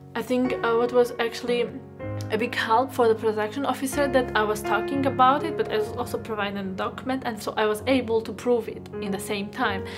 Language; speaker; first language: English; non-native, fluent; Arabic